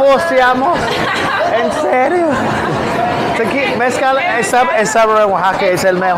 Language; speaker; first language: Spanish; non-native, learner; English